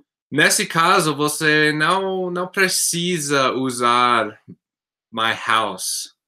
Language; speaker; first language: Portuguese; non-native, fluent; English